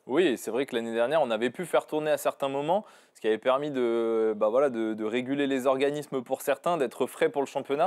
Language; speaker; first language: French; native; French